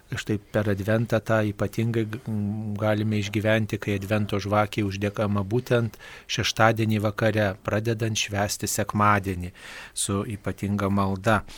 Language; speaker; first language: Lithuanian; native; Lithuanian